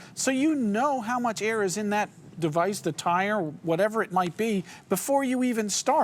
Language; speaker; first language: English; native; English